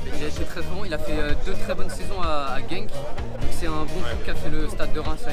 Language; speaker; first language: French; native; French